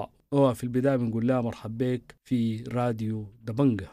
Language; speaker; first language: Arabic; native; Arabic